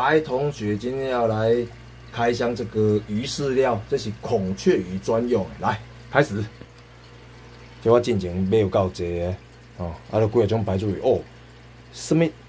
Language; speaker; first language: Chinese; non-native, local second language; Min Nan Chinese